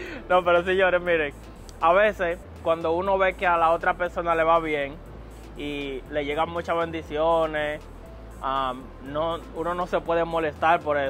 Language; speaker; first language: Spanish; native; Spanish